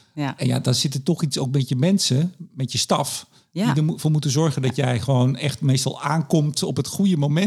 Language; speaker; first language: Dutch; native; Dutch